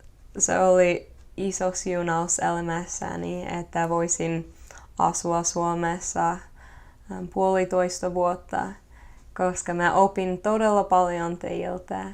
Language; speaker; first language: Finnish; non-native, fluent; English